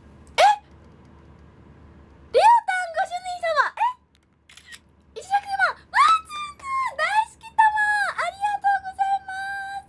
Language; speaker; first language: Japanese; native; Japanese